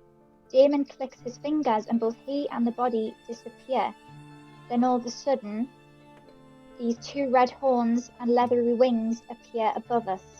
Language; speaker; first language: English; native; English